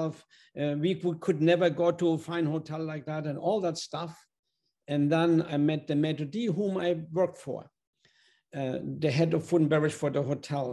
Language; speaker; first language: English; non-native, fluent; German